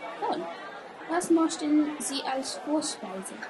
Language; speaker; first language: German; non-native, learner; English